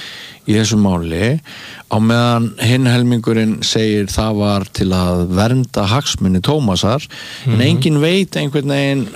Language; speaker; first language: Icelandic; native; Icelandic